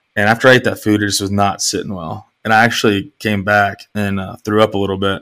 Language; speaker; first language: English; native; English